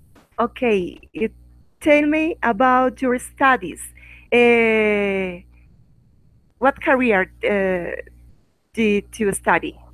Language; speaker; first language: English; non-native, learner; Spanish